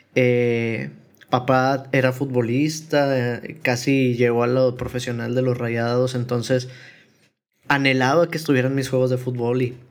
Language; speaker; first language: Spanish; native; Spanish